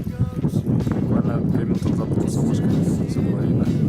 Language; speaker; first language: Russian; native; Russian